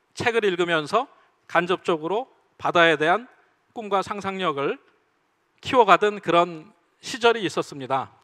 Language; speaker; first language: Korean; native; Korean